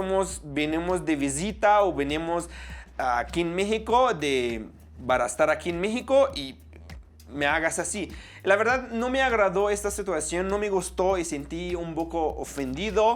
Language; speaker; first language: Spanish; non-native, fluent; Arabic